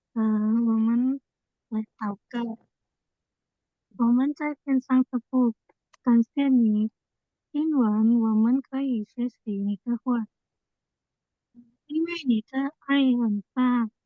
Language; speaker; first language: Chinese; non-native, learner; Indonesian